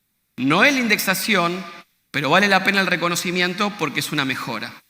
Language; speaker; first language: Spanish; native; Spanish